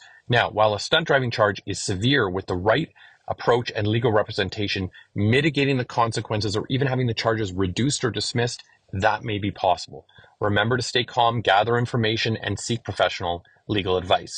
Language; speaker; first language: English; native; English